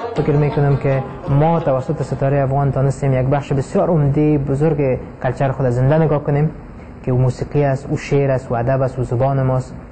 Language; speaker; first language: Persian; non-native, local second language; Pashto